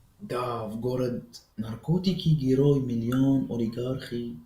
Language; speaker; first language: Russian; non-native, learner; Arabic